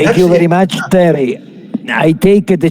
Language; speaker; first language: English; non-native, fluent; Italian